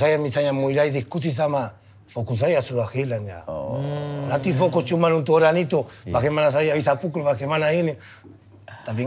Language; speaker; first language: Indonesian; non-native, fluent; Spanish